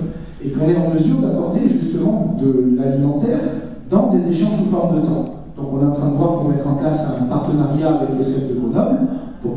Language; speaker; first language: French; native; French